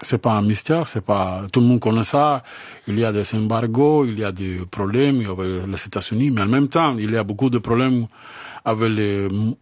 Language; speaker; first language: French; non-native, learner; Spanish